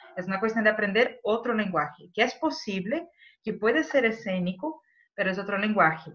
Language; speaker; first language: Spanish; non-native, fluent; Portuguese